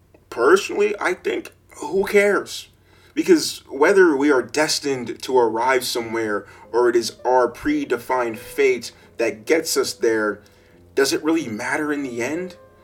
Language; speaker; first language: English; native; English